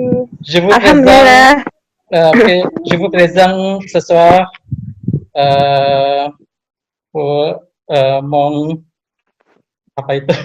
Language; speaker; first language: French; non-native, learner; Indonesian